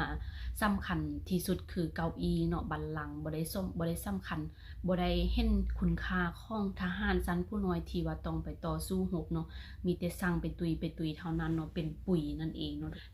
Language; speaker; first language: Thai; non-native, local second language; Northeastern Thai